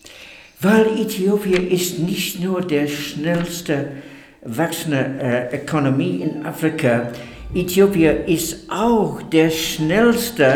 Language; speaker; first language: German; non-native, fluent; English